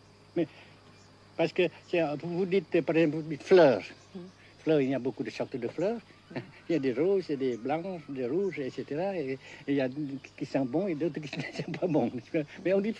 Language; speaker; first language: French; non-native, fluent; Vietnamese